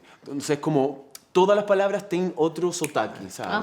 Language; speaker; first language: Portuguese; non-native, fluent; Spanish